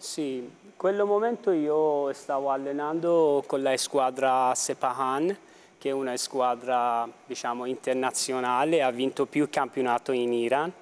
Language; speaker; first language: Italian; non-native, fluent; Persian